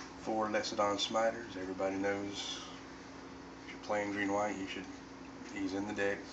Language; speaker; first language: English; native; English